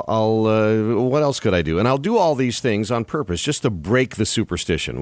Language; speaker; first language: English; native; English